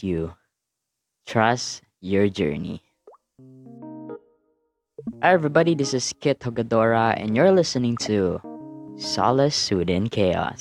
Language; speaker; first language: English; non-native, local second language; Cebuano